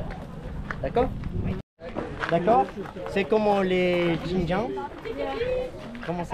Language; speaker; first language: French; non-native, learner; Spanish